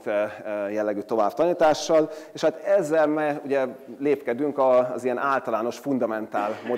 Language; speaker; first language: Hungarian; native; Hungarian